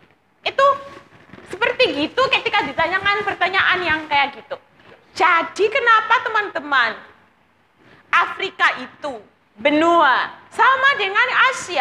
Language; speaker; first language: Indonesian; non-native, fluent; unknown